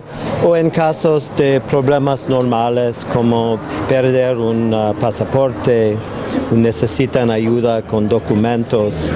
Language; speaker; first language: Spanish; non-native, fluent; English